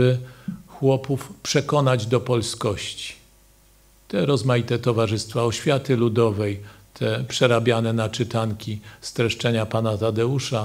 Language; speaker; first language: Polish; native; Polish